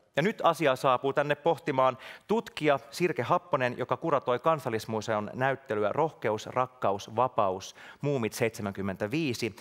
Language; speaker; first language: Finnish; native; Finnish